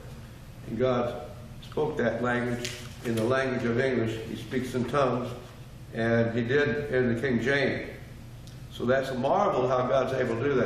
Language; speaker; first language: English; native; English